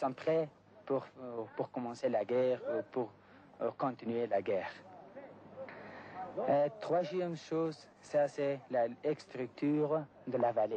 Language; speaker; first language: French; non-native, learner; Persian